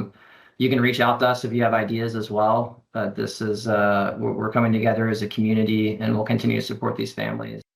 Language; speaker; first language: English; native; English